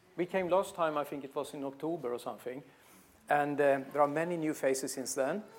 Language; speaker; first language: English; non-native, fluent; Swedish